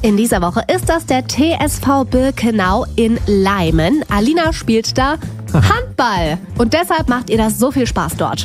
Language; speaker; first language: German; native; German